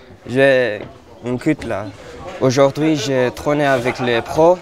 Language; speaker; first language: French; early bilingual, heritage; French